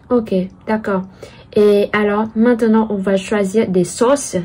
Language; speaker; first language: French; non-native, fluent; Vietnamese